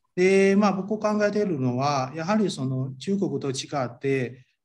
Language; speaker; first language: Japanese; non-native, fluent; Chinese